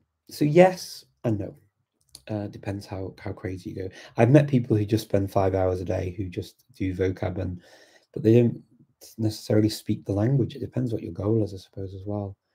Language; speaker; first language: English; native; English